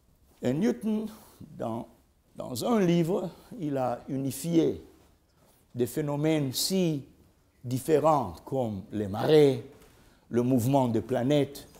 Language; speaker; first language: French; non-native, learner; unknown